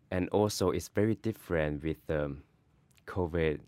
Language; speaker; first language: English; non-native, learner; Chinese